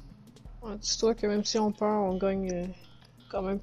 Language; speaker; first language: French; native; French